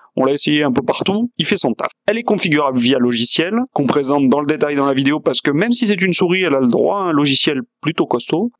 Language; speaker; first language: French; native; French